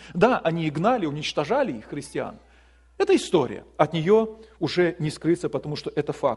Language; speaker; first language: Russian; native; Russian